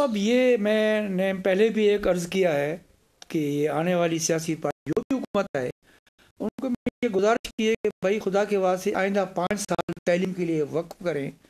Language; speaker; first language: Urdu; non-native, local second language; Sindhi